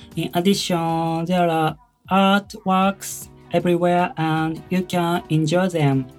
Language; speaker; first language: English; non-native, learner; Japanese